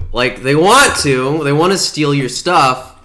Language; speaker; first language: English; native; English